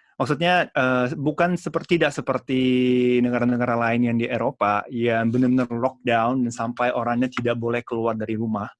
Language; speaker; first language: Indonesian; non-native, fluent; Japanese